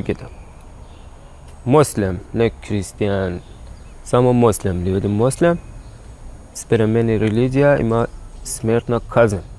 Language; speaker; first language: Slovenian; non-native, learner; Persian